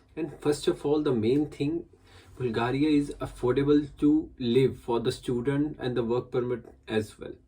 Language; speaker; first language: Hindi; native; Hindi